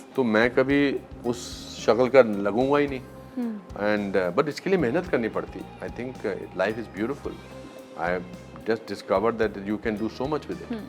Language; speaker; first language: Hindi; native; Hindi